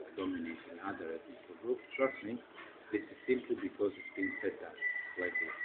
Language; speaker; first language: English; non-native, fluent; Croatian